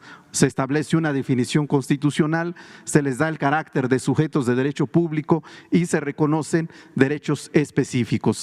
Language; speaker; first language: Spanish; non-native, local second language; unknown